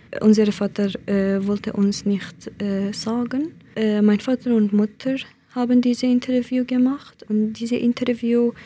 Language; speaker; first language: German; non-native, learner; Central Kurdish